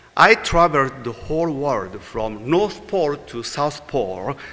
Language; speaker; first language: English; non-native, fluent; Japanese